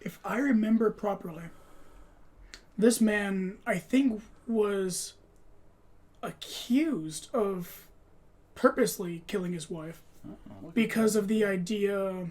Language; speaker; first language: English; native; English